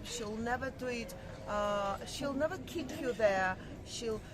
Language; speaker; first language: English; non-native, fluent; Russian